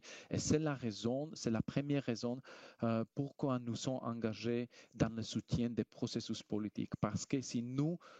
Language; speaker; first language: French; non-native, fluent; Slovak